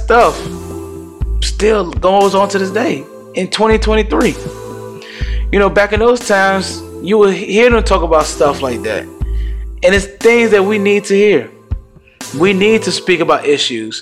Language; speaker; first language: English; native; English